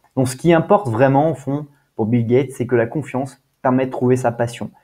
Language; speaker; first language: French; native; French